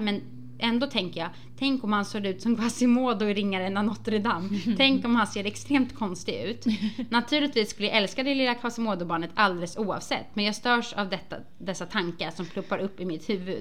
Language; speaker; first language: Swedish; native; Swedish